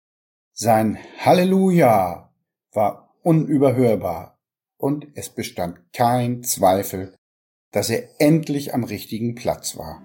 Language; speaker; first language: German; native; German